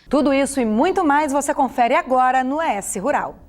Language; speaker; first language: Portuguese; native; Portuguese